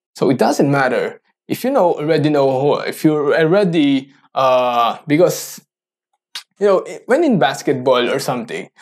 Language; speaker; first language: English; non-native, local second language; Filipino